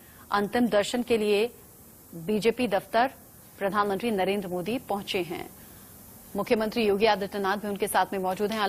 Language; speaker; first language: Hindi; native; Hindi